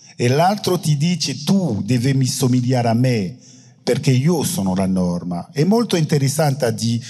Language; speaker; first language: Italian; non-native, fluent; French